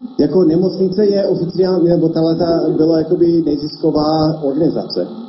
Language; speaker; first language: Czech; non-native, fluent; English